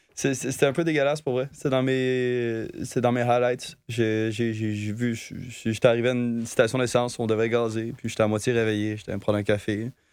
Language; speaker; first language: French; native; French